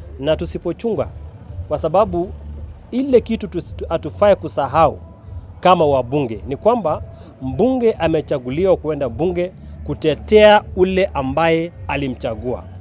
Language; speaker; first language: Swahili; non-native, local second language; Kalenjin